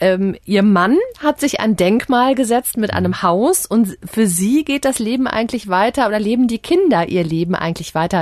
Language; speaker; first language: German; native; German